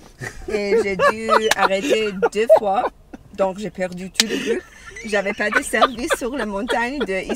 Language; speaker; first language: French; non-native, learner; English